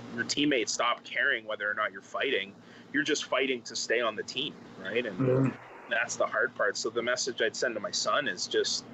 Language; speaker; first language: English; native; English